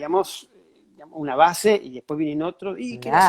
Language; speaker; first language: Spanish; native; Spanish